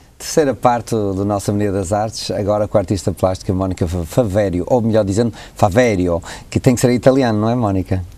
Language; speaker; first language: Portuguese; native; Portuguese